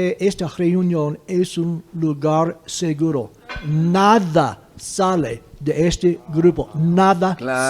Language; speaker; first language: Spanish; non-native, fluent; English